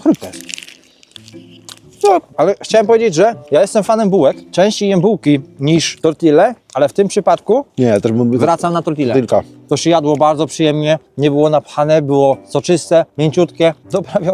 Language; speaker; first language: Polish; native; Polish